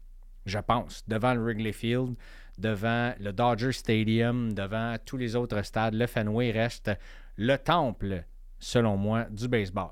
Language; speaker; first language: French; native; French